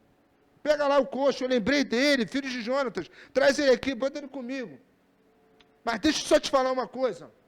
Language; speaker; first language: Portuguese; native; Portuguese